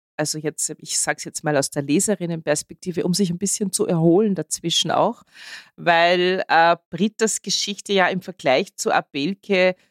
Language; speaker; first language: German; native; German